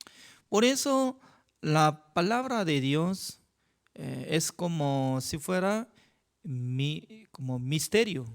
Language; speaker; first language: Spanish; non-native, fluent; Korean